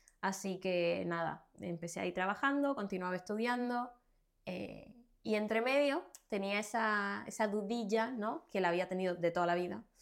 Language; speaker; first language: Spanish; native; Spanish